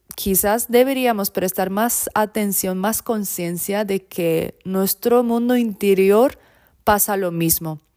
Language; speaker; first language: Spanish; non-native, fluent; Japanese